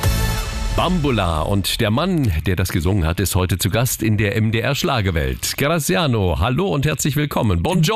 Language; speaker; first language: German; native; German